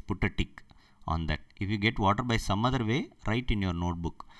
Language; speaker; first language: English; non-native, local second language; Tamil